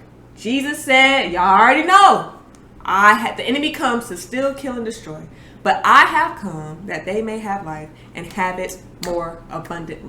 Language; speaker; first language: English; native; English